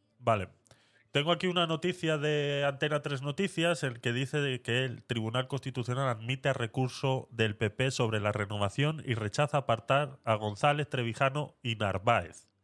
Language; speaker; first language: Spanish; native; Spanish